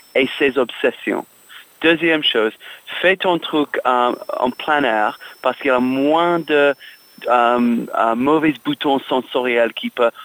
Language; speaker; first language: French; non-native, fluent; English